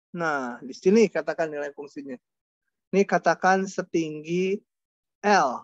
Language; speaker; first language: Indonesian; non-native, local second language; Sundanese